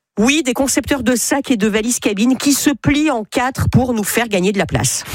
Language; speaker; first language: French; native; French